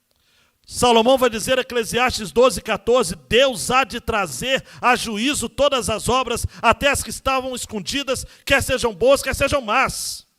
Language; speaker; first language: Portuguese; native; Portuguese